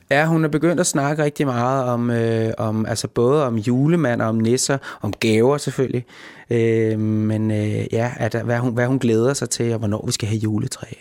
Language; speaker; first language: Danish; native; Danish